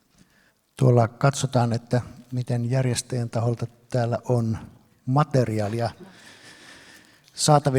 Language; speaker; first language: Finnish; native; Finnish